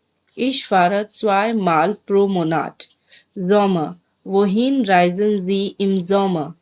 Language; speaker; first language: German; non-native, fluent; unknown